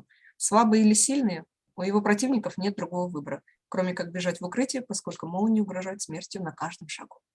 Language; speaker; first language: Russian; native; Russian